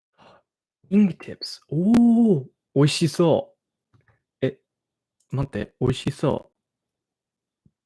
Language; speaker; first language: Japanese; non-native, learner; English